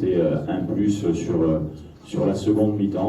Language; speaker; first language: French; native; French